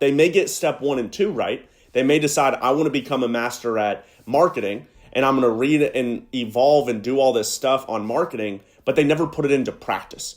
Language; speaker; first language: English; native; English